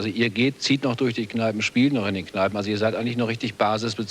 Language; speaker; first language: German; native; German